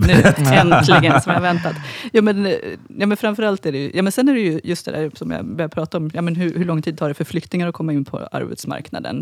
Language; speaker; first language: Swedish; native; Swedish